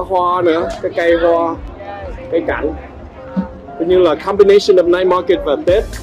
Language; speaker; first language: Vietnamese; early bilingual, heritage; Vietnamese